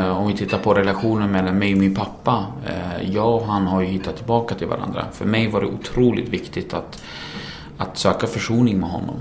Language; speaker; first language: Swedish; early bilingual, other home language; Kurdish